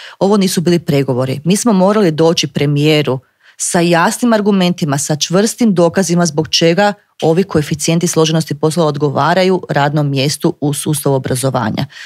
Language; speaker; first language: Croatian; native; Croatian